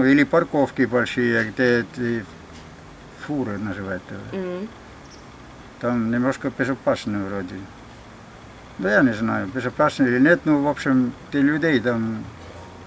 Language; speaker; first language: Russian; non-native, fluent; Estonian